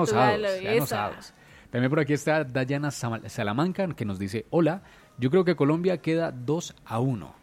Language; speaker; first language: Spanish; native; Spanish